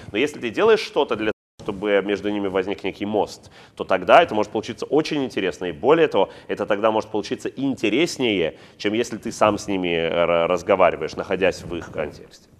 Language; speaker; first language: Russian; native; Russian